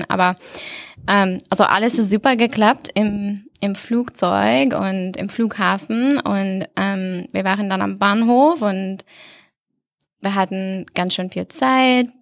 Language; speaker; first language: German; non-native, fluent; English